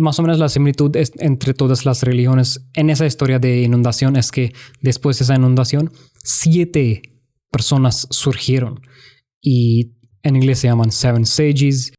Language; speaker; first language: Spanish; non-native, fluent; Hindi